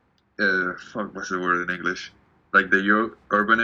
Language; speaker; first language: English; non-native, fluent; Spanish